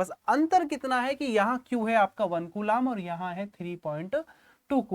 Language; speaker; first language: Hindi; native; Hindi